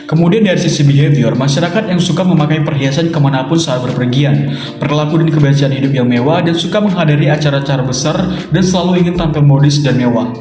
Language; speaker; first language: Indonesian; native; Indonesian